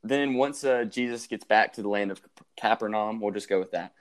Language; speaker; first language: English; native; English